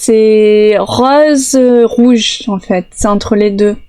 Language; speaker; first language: French; native; French